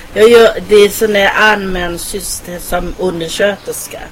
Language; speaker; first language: Swedish; non-native, fluent; Thai